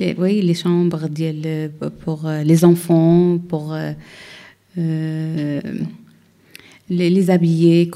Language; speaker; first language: French; non-native, learner; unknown